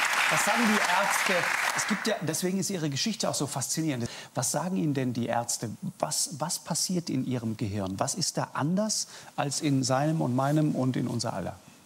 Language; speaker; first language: German; native; German